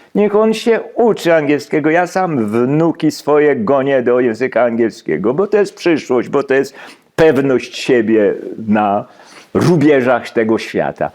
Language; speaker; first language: Polish; native; Polish